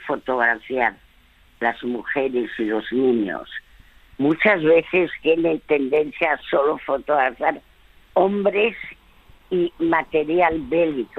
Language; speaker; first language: Spanish; early bilingual, other home language; French